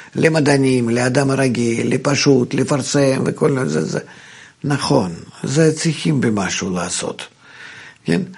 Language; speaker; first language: Hebrew; non-native, fluent; Russian